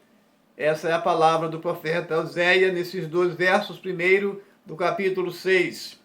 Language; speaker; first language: Portuguese; native; Portuguese